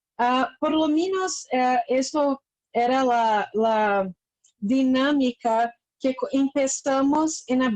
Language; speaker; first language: Spanish; non-native, learner; Portuguese